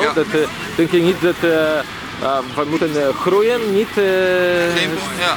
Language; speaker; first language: Dutch; non-native, learner; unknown